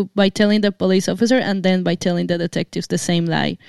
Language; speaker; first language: English; non-native, fluent; Spanish